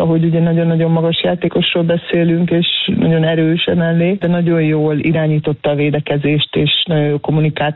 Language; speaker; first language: Hungarian; native; Hungarian